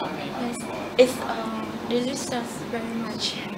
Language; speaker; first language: English; non-native, learner; Khmer